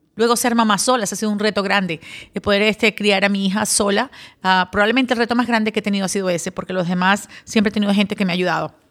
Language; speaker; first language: Spanish; early bilingual, other home language; English